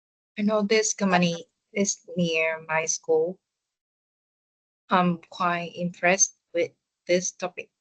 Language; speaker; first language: English; non-native, learner; Vietnamese